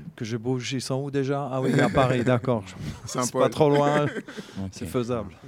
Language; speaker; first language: French; native; French